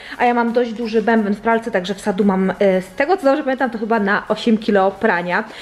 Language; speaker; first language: Polish; native; Polish